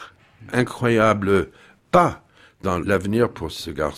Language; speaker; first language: French; non-native, fluent; English